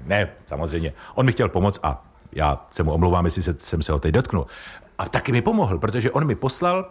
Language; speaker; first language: Czech; native; Czech